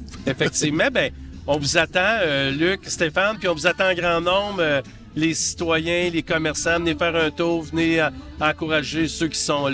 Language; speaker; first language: French; native; French